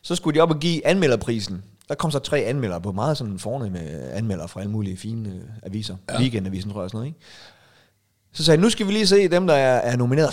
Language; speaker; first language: Danish; native; Danish